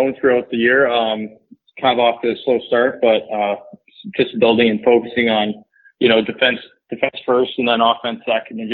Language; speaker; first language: English; native; English